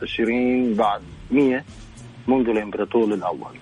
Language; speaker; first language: Arabic; non-native, fluent; Japanese